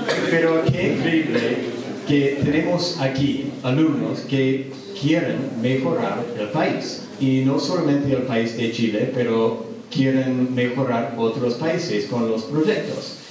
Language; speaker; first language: Spanish; non-native, learner; English